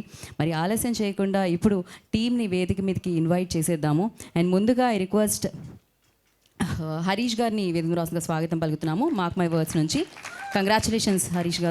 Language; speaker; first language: Telugu; native; Telugu